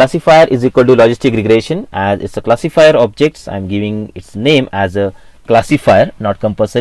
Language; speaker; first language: English; non-native, local second language; Marathi